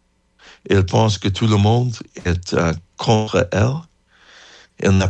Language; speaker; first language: French; non-native, fluent; English